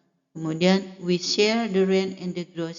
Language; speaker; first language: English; non-native, fluent; Indonesian